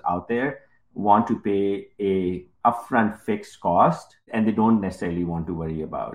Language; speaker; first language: English; non-native, local second language; Urdu